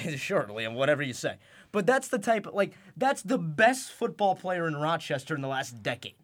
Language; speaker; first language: English; native; English